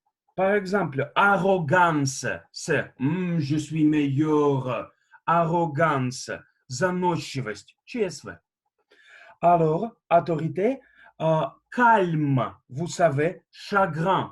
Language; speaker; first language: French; non-native, fluent; Russian